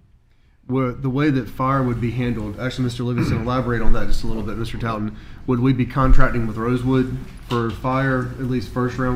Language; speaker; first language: English; native; English